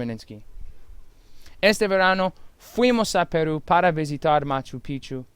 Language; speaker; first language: Spanish; non-native, fluent; English